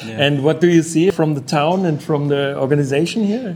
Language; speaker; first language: English; non-native, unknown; German